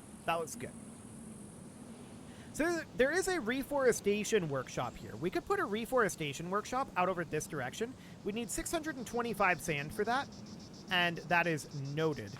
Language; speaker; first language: English; native; English